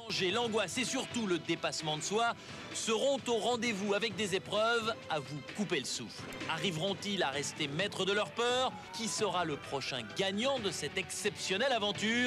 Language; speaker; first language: French; native; French